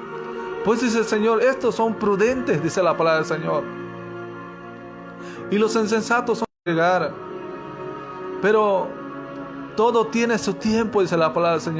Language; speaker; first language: Spanish; native; Spanish